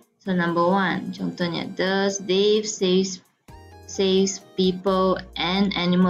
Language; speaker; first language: English; non-native, local second language; Malay